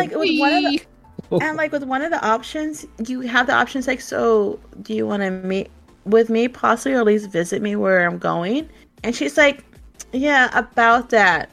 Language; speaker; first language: English; native; English